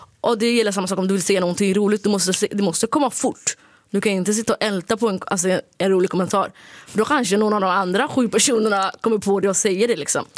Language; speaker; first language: Swedish; early bilingual, other home language; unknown